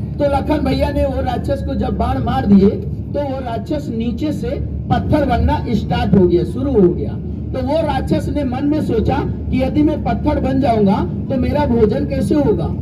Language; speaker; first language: Hindi; native; Hindi